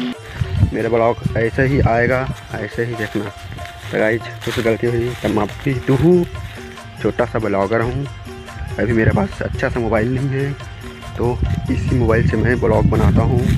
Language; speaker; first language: Hindi; non-native, local second language; Chhattisgarhi